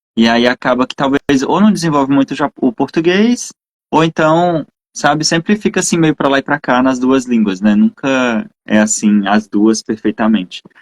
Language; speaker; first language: Portuguese; native; Portuguese